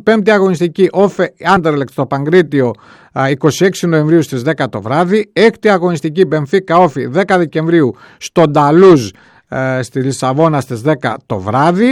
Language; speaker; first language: Greek; native; Greek